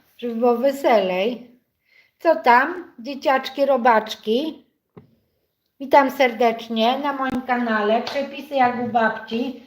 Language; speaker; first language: Polish; native; Polish